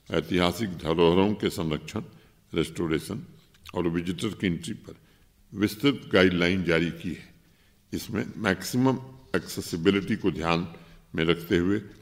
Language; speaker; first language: Hindi; native; Hindi